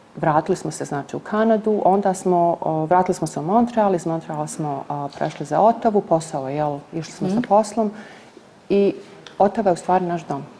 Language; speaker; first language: Serbian; native; Serbian